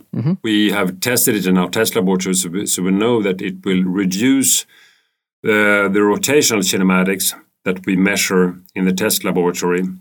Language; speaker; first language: English; non-native, fluent; Swedish